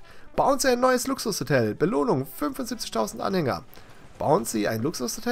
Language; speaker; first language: German; native; German